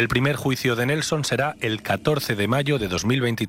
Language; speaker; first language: Spanish; native; Spanish